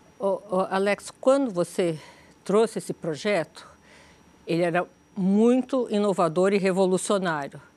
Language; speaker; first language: Portuguese; native; Portuguese